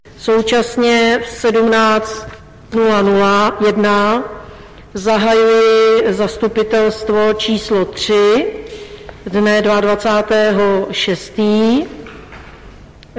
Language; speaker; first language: Czech; native; Czech